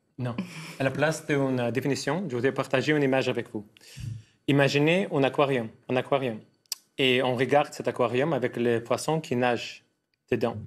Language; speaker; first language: French; non-native, fluent; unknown